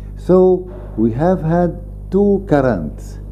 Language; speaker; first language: English; non-native, fluent; Arabic